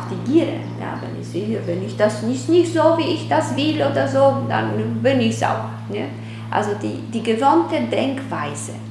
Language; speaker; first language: German; non-native, fluent; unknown